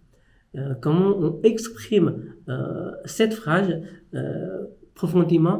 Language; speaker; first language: French; non-native, fluent; Chinese